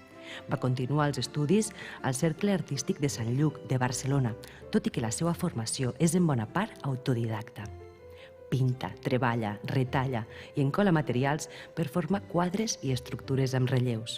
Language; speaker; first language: Catalan; native; Catalan